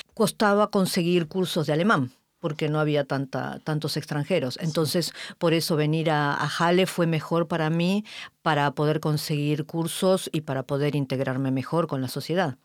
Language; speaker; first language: Spanish; native; Spanish